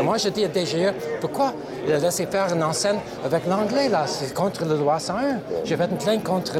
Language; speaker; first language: French; non-native, local second language; English